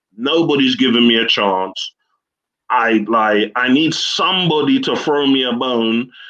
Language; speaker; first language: English; native; English